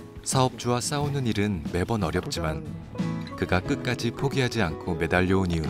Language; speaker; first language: Korean; native; Korean